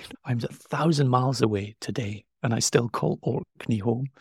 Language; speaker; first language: English; native; English